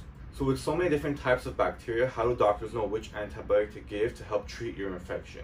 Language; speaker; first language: English; native; English